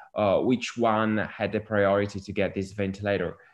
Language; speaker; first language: English; non-native, fluent; Italian